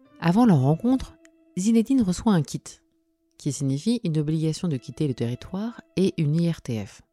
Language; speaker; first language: French; native; French